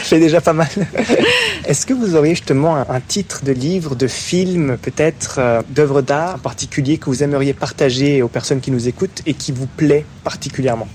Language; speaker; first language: French; native; French